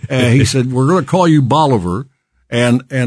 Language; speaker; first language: English; native; English